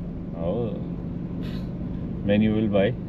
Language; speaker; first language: English; non-native, local second language; Urdu